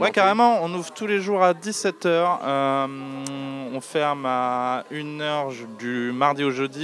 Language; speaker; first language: French; native; French